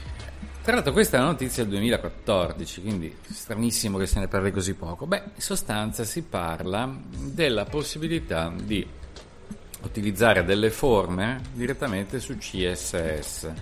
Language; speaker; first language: Italian; native; Italian